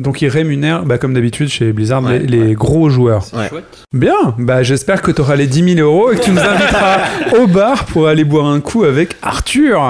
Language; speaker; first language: French; native; French